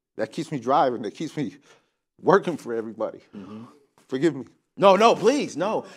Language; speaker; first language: English; native; English